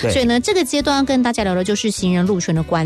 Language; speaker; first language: Chinese; native; Chinese